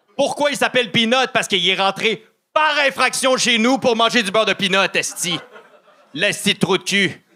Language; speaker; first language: French; native; French